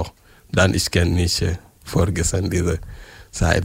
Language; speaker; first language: German; non-native, learner; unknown